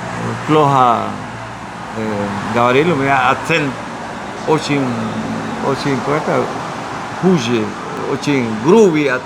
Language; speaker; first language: Russian; non-native, learner; Spanish